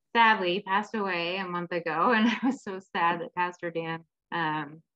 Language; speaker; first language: English; native; English